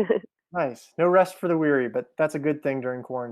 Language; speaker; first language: English; native; English